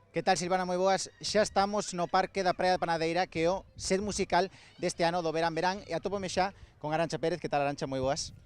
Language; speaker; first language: Galician; native; Galician